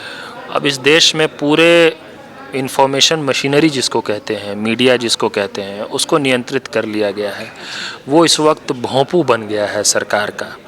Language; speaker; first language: Hindi; native; Hindi